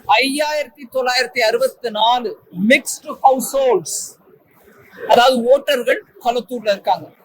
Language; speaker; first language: Tamil; native; Tamil